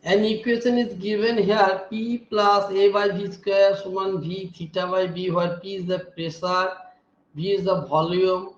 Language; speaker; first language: English; non-native, local second language; Bangla